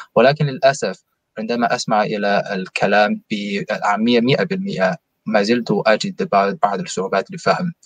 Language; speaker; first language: Arabic; non-native, fluent; Chinese